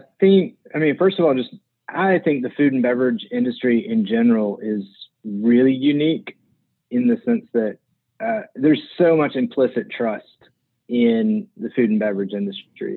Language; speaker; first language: English; native; English